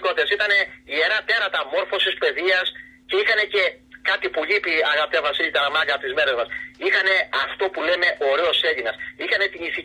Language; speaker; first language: Greek; native; Greek